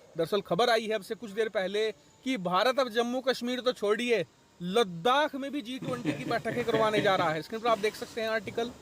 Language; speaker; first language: Hindi; native; Hindi